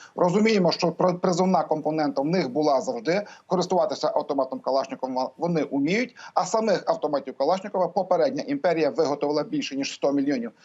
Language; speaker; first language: Ukrainian; native; Ukrainian